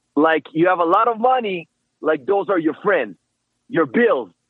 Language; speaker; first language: English; non-native, fluent; Hebrew